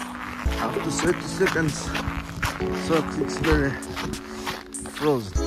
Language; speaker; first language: English; non-native, learner; Russian